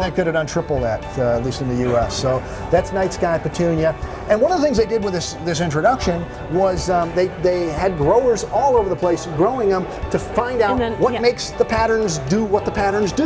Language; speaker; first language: English; native; English